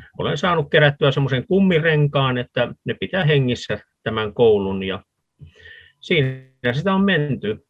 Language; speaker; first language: Finnish; native; Finnish